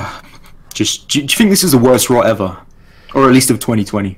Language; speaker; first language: English; native; English